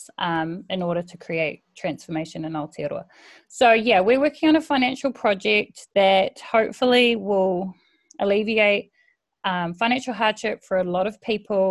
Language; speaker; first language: English; native; English